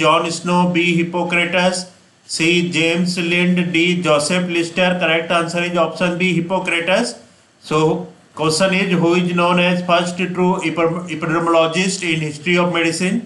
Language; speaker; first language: English; non-native, local second language; Hindi